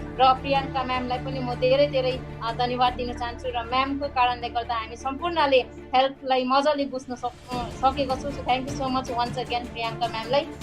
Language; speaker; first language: Nepali; non-native, local second language; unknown